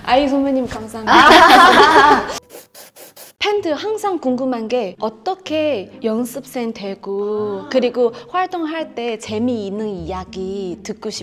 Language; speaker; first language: Korean; non-native, fluent; Chinese